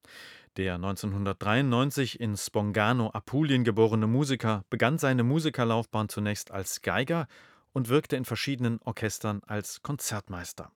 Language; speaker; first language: German; native; German